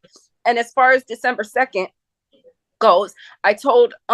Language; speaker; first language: English; native; English